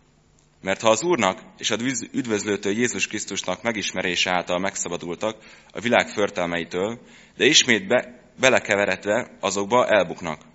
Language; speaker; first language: Hungarian; native; Hungarian